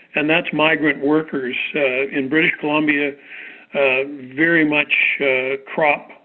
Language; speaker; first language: English; native; English